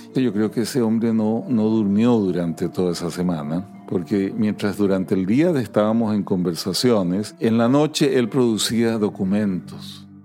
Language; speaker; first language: Spanish; native; Spanish